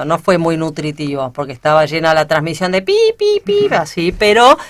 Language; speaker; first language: Spanish; native; Spanish